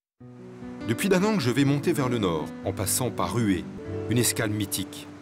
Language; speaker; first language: French; native; French